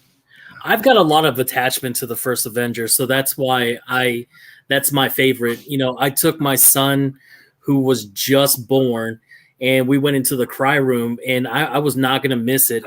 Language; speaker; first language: English; native; English